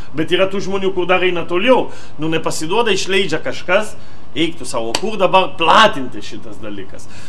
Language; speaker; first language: Lithuanian; non-native, fluent; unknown